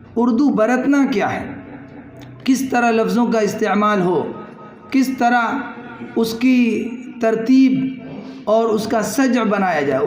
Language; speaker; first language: Urdu; native; Urdu